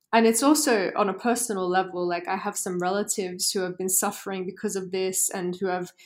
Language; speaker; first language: English; native; English